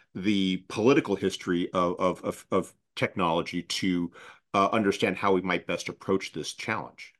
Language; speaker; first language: English; native; English